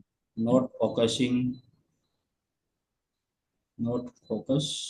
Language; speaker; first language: Hindi; native; Hindi